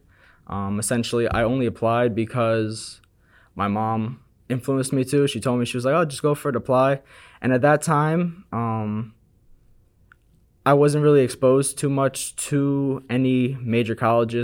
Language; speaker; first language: English; native; English